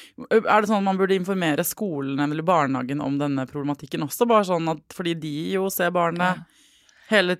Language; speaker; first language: Norwegian; native; Norwegian